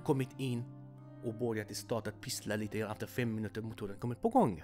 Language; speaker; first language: Swedish; non-native, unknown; Persian